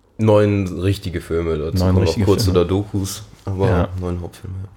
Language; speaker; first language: German; native; German